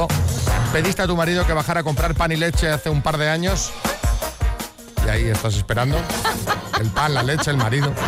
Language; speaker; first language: Spanish; native; Spanish